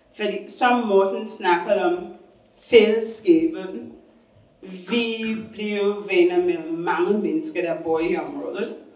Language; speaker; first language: Danish; non-native, fluent; English